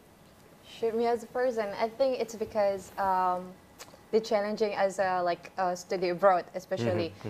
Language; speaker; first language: English; non-native, fluent; Indonesian